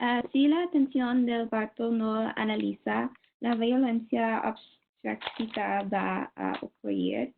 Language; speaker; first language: Spanish; non-native, learner; English